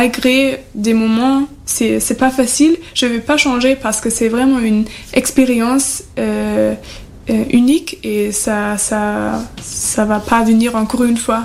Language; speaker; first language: French; non-native, learner; German